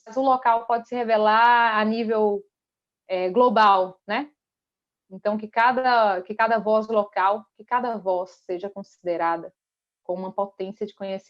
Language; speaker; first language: Portuguese; native; Portuguese